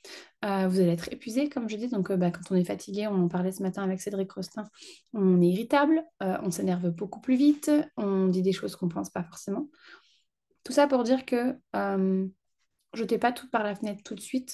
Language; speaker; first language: French; native; French